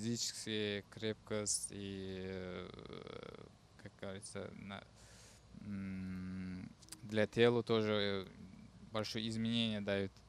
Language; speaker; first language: Russian; non-native, learner; Uzbek